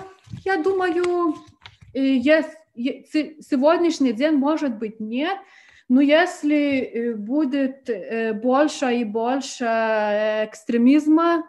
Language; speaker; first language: Russian; non-native, fluent; Lithuanian